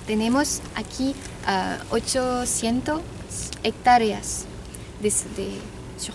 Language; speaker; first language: Spanish; non-native, fluent; French